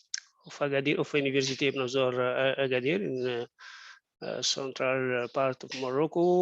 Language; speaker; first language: English; non-native, fluent; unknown